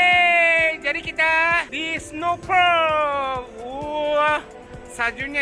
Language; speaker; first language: Indonesian; early bilingual, other home language; Japanese